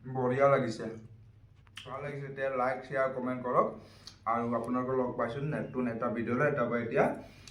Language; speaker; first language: Assamese; non-native, local second language; Bodo